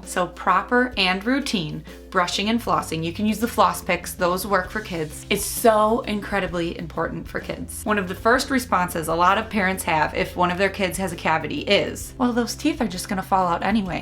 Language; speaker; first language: English; native; English